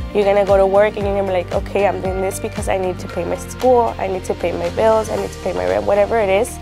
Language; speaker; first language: English; early bilingual, other home language; Spanish